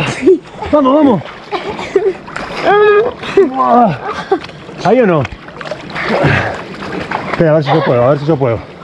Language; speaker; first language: Spanish; native; Spanish